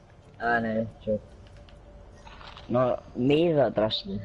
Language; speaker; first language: Icelandic; early bilingual, other home language; Norwegian